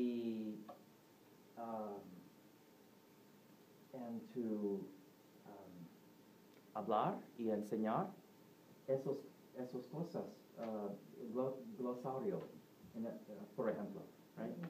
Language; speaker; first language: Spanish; non-native, learner; English